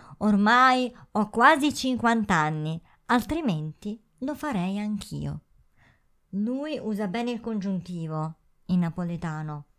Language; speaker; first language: Italian; native; Italian